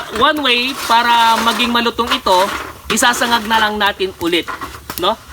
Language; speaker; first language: Filipino; non-native, local second language; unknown